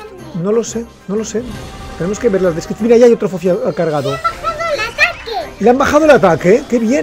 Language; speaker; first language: Spanish; native; Spanish